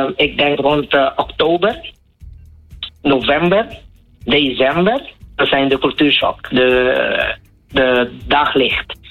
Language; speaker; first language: Dutch; non-native, local second language; Papiamento